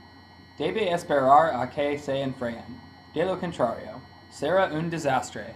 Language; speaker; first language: Spanish; non-native, learner; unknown